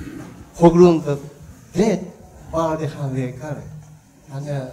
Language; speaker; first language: Swedish; non-native, learner; Japanese